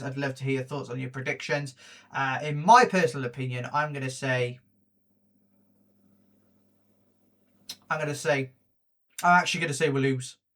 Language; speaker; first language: English; native; English